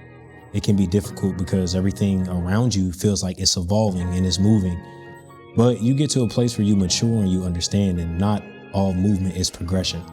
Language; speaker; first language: English; native; English